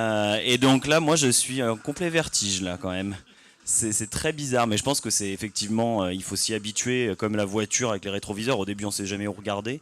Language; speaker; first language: French; native; French